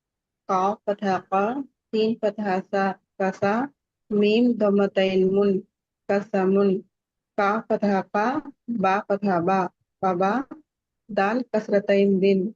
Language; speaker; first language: Arabic; non-native, learner; Telugu